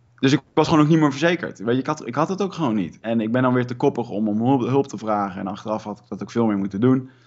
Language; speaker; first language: Dutch; native; Dutch